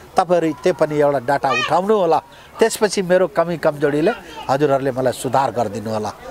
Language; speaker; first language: Nepali; non-native, local second language; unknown